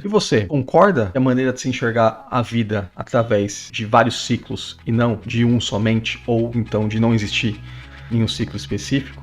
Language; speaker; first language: Portuguese; native; Portuguese